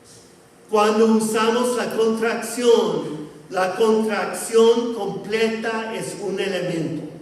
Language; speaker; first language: Spanish; non-native, fluent; English